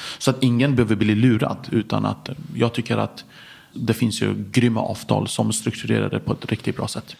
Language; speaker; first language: Swedish; early bilingual, other home language; Persian